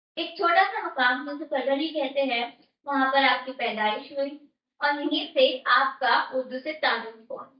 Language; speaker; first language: Urdu; native; Urdu